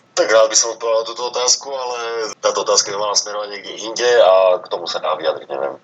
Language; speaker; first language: Slovak; native; Slovak